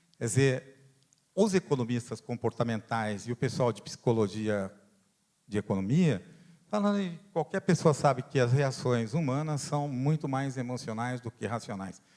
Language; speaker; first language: Portuguese; non-native, fluent; Italian